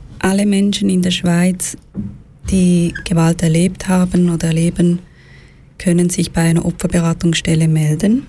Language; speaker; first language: German; early bilingual, other home language; Tamil